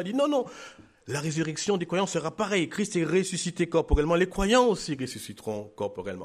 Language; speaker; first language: French; native; French